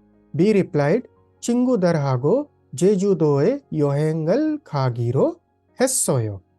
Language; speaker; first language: Korean; non-native, fluent; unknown